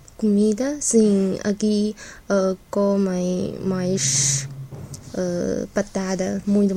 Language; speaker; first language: Portuguese; non-native, learner; Chinese